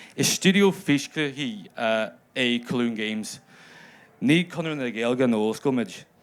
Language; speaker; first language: Irish; non-native, local second language; English